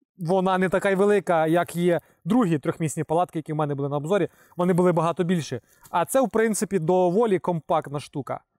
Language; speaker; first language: Ukrainian; non-native, local second language; Russian